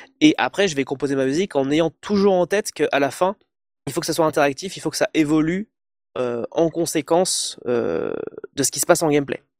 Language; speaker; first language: French; native; French